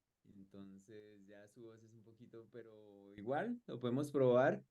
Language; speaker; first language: Spanish; native; Spanish